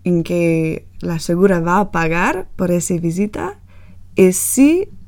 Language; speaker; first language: Spanish; non-native, learner; English